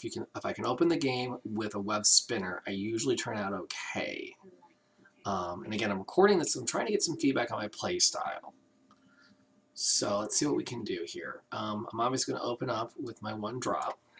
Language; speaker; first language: English; native; English